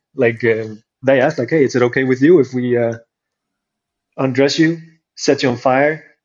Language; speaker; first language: English; non-native, fluent; Icelandic